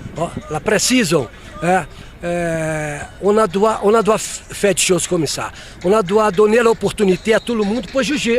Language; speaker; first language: French; non-native, fluent; Portuguese